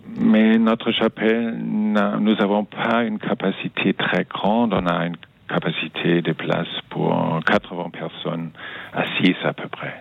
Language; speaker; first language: French; non-native, fluent; German